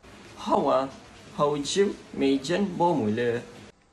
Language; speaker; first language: Chinese; non-native, learner; Malay